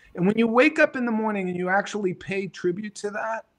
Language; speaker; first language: English; native; English